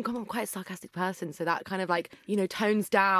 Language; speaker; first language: English; native; English